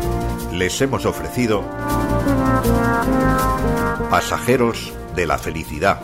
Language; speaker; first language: Spanish; native; Spanish